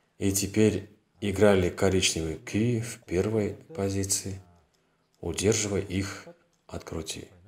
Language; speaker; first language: Russian; non-native, local second language; Kazakh